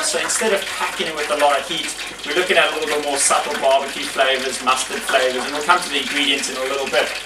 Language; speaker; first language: English; native; English